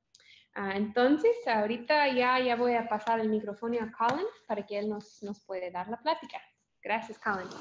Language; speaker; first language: Spanish; non-native, fluent; English